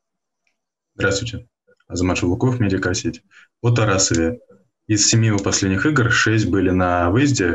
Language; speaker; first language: Russian; native; Russian